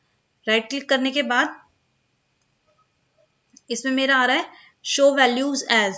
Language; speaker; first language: Hindi; native; Hindi